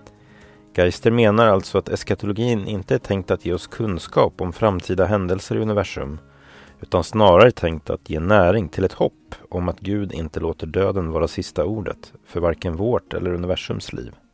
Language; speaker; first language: Swedish; native; Swedish